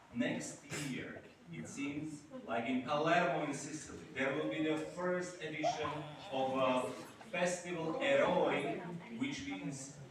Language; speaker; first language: English; non-native, fluent; Slovak